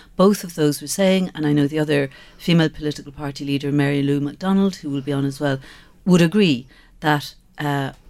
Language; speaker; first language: English; native; English